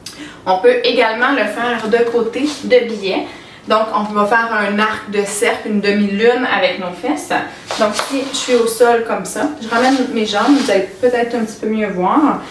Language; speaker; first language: French; native; French